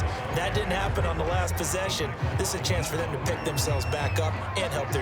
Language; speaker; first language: English; native; English